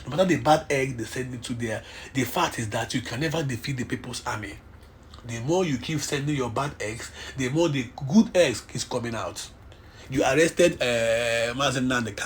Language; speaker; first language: English; non-native, local second language; Igbo